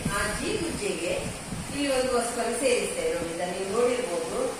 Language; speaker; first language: Kannada; non-native, local second language; Tulu